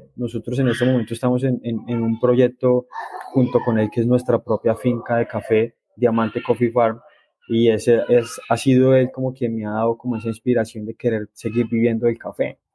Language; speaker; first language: Spanish; native; Spanish